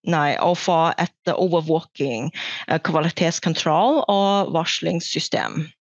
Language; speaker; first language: Norwegian; non-native, fluent; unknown